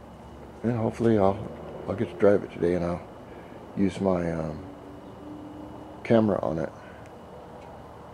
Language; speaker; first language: English; native; English